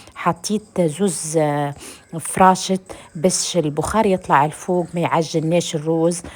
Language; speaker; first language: Arabic; native; Arabic